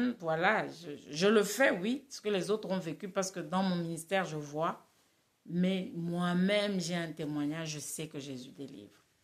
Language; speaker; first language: French; non-native, local second language; Lingala